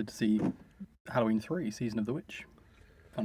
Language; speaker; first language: English; native; English